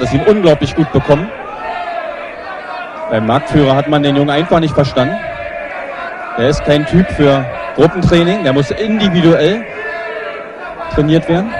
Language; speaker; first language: German; native; German